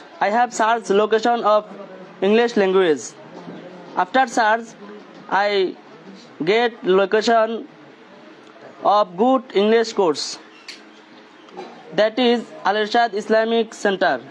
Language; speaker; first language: English; non-native, learner; Bangla